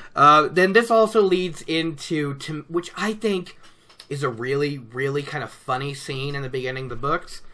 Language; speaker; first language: English; native; English